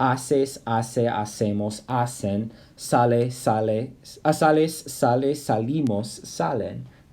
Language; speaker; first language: Spanish; non-native, fluent; English